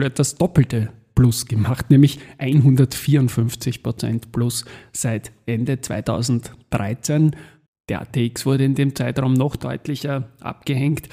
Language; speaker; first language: German; native; German